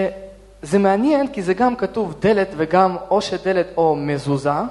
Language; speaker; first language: Hebrew; non-native, fluent; Russian